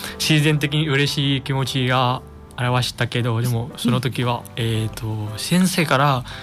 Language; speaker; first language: Japanese; non-native, fluent; Vietnamese